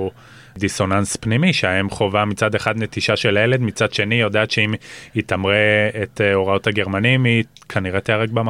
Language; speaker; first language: Hebrew; native; Hebrew